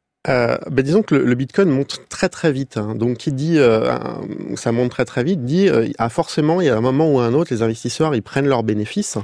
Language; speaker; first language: French; native; French